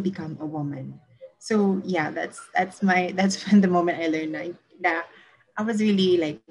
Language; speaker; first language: English; non-native, local second language; Cebuano